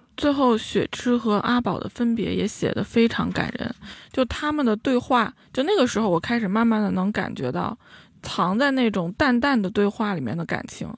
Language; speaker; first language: Chinese; native; Chinese